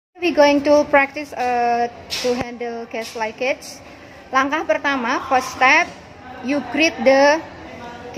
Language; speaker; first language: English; non-native, learner; Indonesian